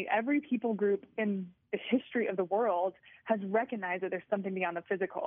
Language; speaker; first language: English; native; English